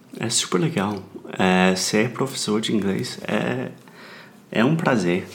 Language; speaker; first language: Portuguese; non-native, fluent; English